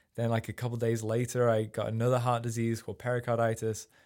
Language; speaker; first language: English; native; English